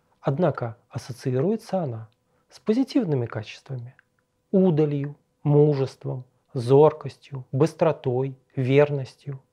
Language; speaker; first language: Russian; native; Russian